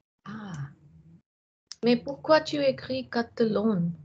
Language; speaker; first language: French; non-native, learner; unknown